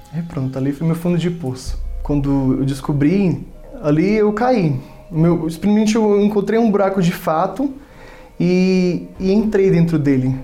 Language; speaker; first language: Portuguese; native; Portuguese